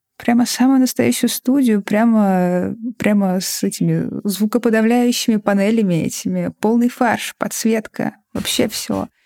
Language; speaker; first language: Russian; native; Russian